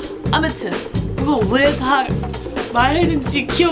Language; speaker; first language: Korean; non-native, fluent; English